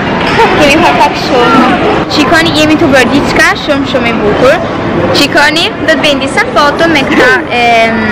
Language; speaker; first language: Albanian; early bilingual, heritage; Albanian